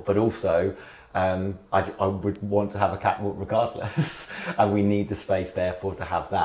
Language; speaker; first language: English; native; English